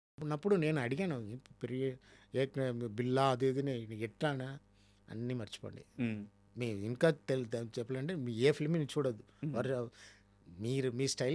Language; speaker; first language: Telugu; non-native, learner; Tamil